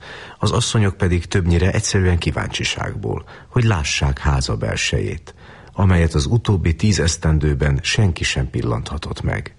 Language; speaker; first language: Hungarian; native; Hungarian